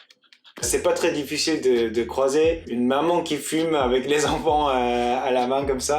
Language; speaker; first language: French; non-native, fluent; Korean